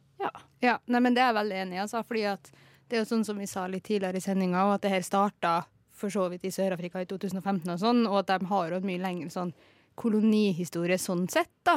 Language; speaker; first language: Norwegian; native; Norwegian